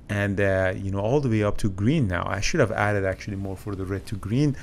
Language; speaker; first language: English; native; English